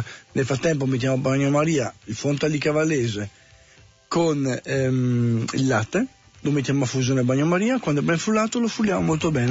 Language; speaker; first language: Italian; native; Italian